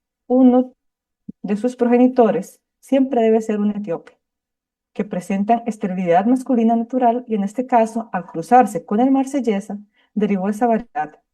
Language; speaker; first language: Spanish; native; Spanish